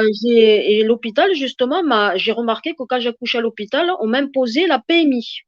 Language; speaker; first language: French; native; French